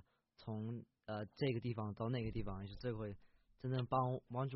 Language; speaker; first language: Chinese; early bilingual, heritage; Chinese